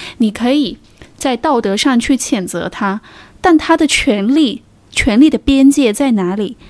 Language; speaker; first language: Chinese; native; Chinese